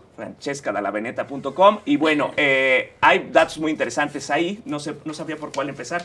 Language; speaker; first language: Spanish; native; Spanish